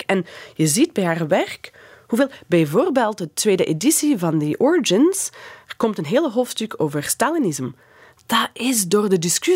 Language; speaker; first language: Dutch; non-native, fluent; English